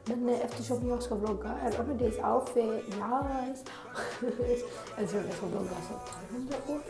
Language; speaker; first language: Swedish; native; Swedish